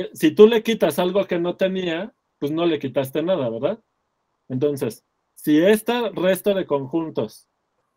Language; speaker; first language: Spanish; native; Spanish